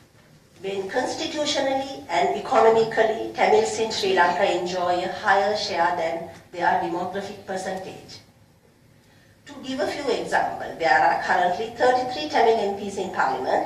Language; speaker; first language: English; non-native, local second language; Sinhala